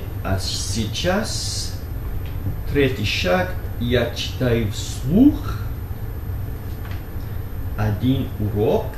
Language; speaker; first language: Russian; non-native, learner; English